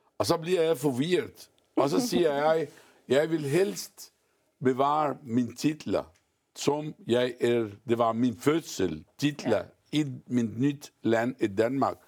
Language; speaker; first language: Danish; non-native, fluent; Arabic